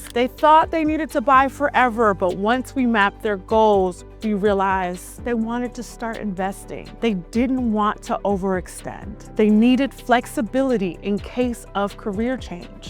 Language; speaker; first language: English; native; English